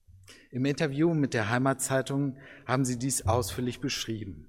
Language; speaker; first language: German; native; German